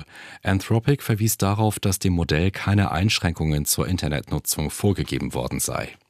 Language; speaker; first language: German; native; German